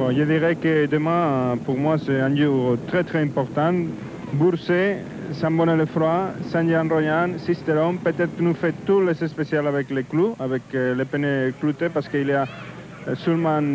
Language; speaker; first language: French; non-native, fluent; Spanish